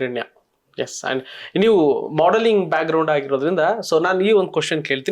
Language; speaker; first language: Kannada; native; Kannada